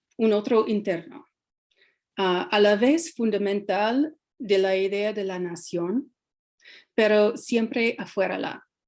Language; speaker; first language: Spanish; non-native, fluent; English